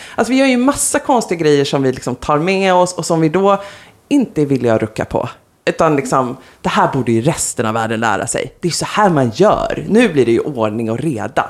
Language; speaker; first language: Swedish; native; Swedish